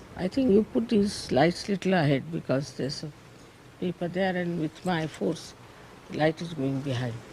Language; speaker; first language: English; non-native, local second language; Marathi